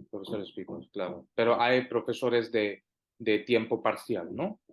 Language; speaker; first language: Spanish; non-native, fluent; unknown